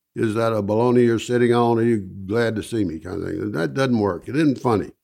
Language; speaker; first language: English; native; English